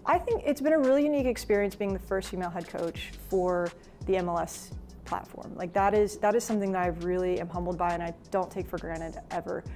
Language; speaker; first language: English; native; English